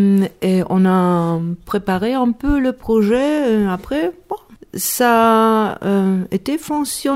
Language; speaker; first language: French; non-native, learner; Spanish